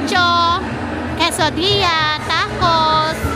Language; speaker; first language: Spanish; non-native, learner; Filipino